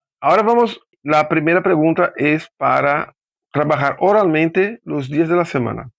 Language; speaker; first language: Spanish; non-native, fluent; Portuguese